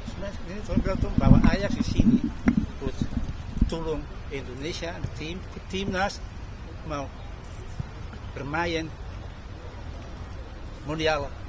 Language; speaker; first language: Indonesian; early bilingual, heritage; Indonesian